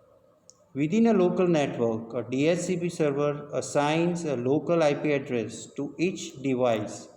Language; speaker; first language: English; non-native, local second language; Gujarati